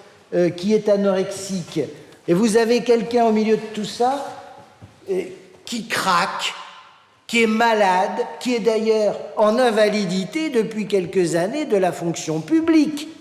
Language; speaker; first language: French; native; French